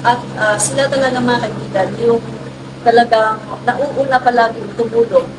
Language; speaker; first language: Filipino; non-native, local second language; Cebuano